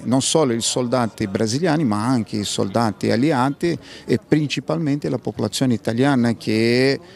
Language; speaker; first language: Italian; non-native, fluent; Portuguese